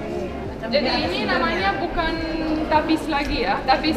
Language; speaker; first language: Indonesian; non-native, fluent; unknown